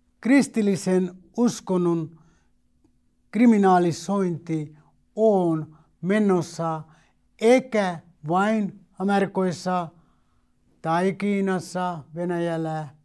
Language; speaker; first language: Finnish; non-native, fluent; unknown